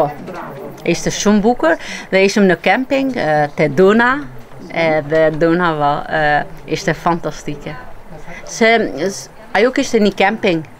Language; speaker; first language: Albanian; early bilingual, heritage; Albanian